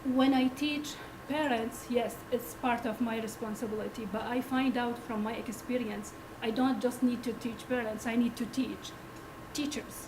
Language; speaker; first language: English; non-native, learner; Arabic